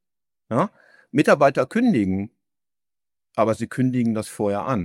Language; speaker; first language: German; native; German